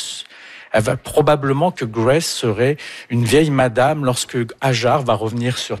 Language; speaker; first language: French; native; French